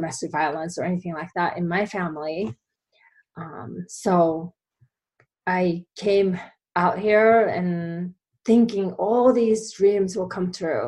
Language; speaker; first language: English; non-native, fluent; Japanese